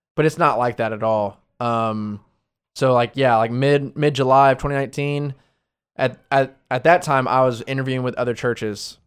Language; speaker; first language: English; native; English